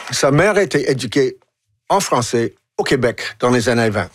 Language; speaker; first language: French; non-native, local second language; English